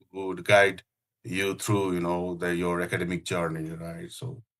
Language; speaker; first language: English; non-native, local second language; Nepali